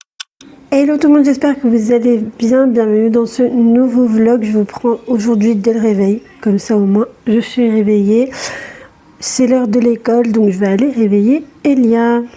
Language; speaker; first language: French; native; French